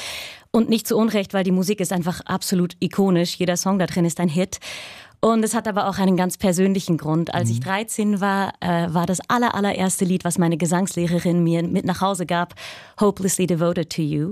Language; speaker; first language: German; native; German